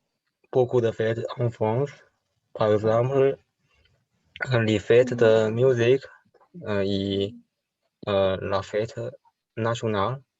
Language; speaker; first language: French; non-native, learner; Chinese